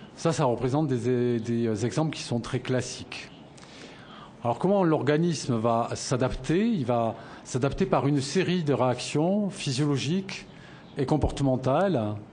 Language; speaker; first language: French; native; French